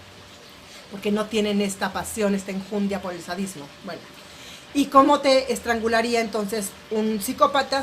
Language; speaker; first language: Spanish; native; Spanish